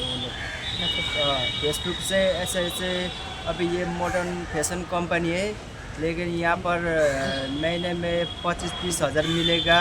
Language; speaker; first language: Hindi; non-native, local second language; Nepali